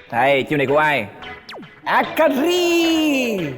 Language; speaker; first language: Vietnamese; native; Vietnamese